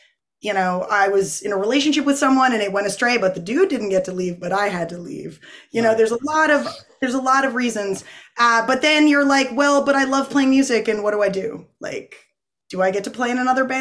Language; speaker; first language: English; native; English